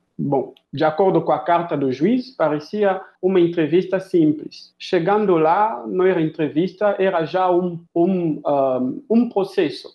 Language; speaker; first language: Portuguese; non-native, fluent; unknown